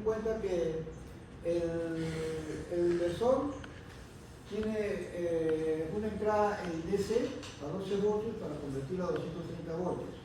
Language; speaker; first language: Spanish; native; Spanish